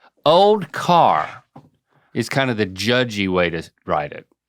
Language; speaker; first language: English; native; English